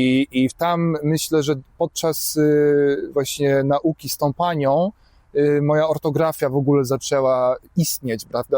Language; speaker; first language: Polish; early bilingual, heritage; German